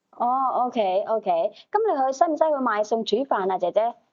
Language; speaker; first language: Cantonese; native; Cantonese